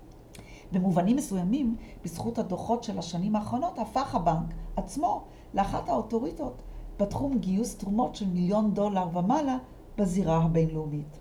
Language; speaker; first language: Hebrew; native; Hebrew